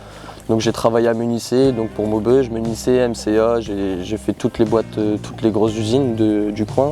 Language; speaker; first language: French; native; French